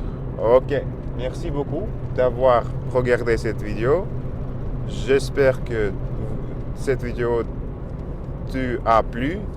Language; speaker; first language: French; non-native, learner; Russian